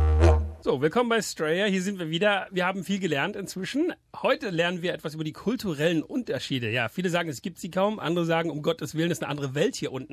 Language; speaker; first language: German; native; German